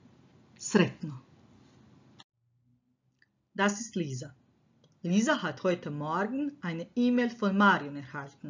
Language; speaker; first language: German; non-native, fluent; Croatian